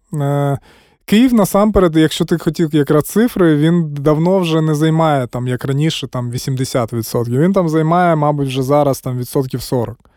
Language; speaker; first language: Ukrainian; non-native, local second language; Russian